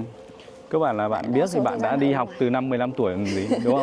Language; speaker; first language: Vietnamese; native; Vietnamese